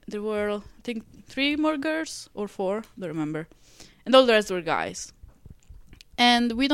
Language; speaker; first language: English; non-native, fluent; Italian